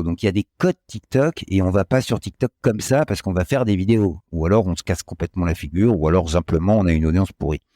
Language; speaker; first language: French; native; French